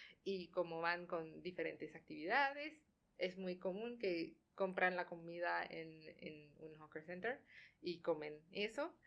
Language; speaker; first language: Spanish; non-native, fluent; Tamil